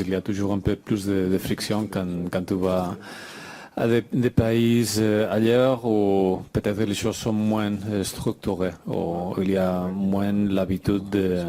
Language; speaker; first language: French; non-native, fluent; Spanish